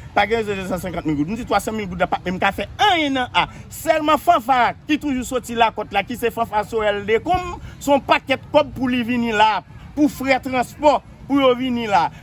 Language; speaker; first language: Haitian Creole; native; Haitian Creole